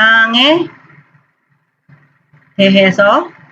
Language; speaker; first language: Korean; non-native, fluent; Indonesian